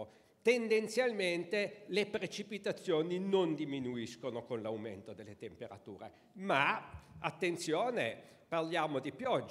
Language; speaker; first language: Italian; native; Italian